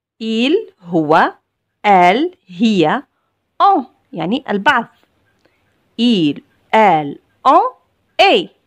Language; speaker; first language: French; non-native, local second language; Arabic